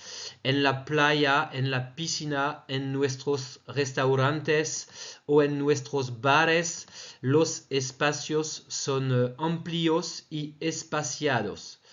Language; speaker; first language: Spanish; non-native, fluent; French